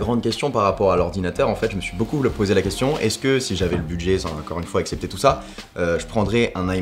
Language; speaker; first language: French; native; French